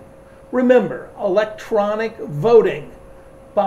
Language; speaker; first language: English; native; English